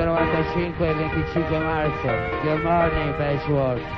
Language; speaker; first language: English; non-native, learner; Italian